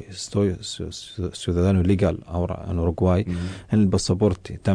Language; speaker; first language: Spanish; non-native, local second language; Arabic